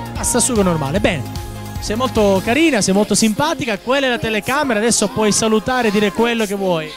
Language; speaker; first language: Italian; native; Italian